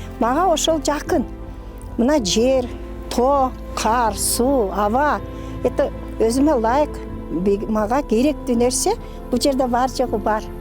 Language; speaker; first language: Kyrgyz; non-native, local second language; Russian